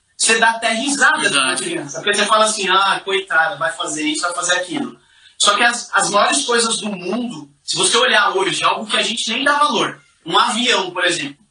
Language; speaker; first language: Portuguese; native; Portuguese